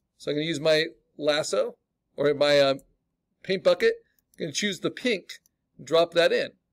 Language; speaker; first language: English; native; English